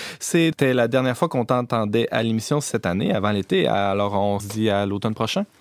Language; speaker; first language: French; native; French